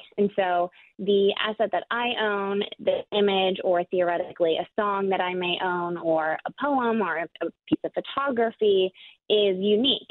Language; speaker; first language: English; native; English